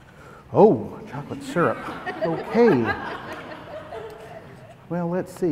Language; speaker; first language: English; native; English